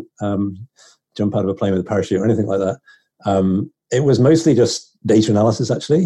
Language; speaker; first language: English; native; English